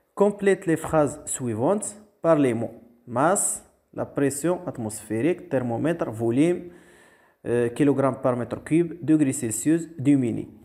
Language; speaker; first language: French; non-native, local second language; Arabic